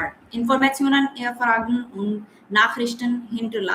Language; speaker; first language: German; non-native, learner; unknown